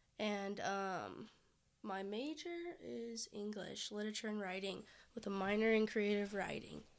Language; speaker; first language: English; native; English